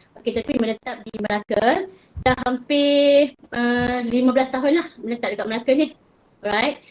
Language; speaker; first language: Malay; native; Malay